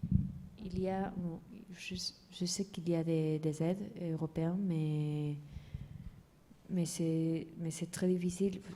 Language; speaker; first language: French; non-native, fluent; Spanish